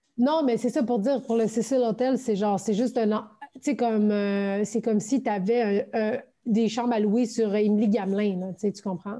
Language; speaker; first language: French; early bilingual, other home language; Turkish